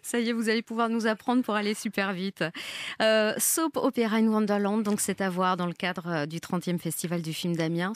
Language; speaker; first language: French; native; French